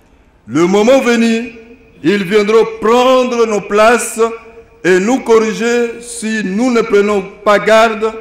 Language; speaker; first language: French; non-native, local second language; Lingala